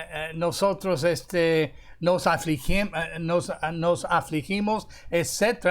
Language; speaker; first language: Spanish; non-native, fluent; English